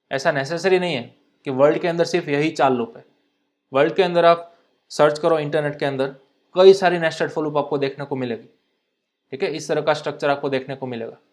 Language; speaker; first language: Hindi; non-native, local second language; Gujarati